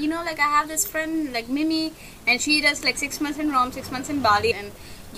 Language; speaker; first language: English; native; English